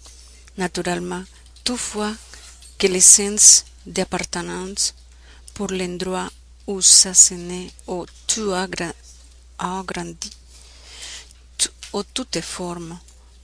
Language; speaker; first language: French; non-native, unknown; Spanish